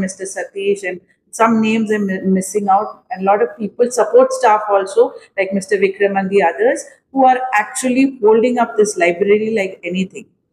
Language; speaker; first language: English; non-native, local second language; Tamil